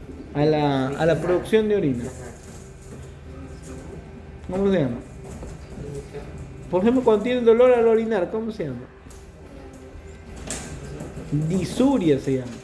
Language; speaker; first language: Spanish; native; Spanish